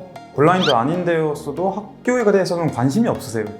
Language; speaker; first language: Korean; native; Korean